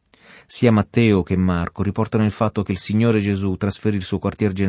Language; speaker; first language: Italian; native; Italian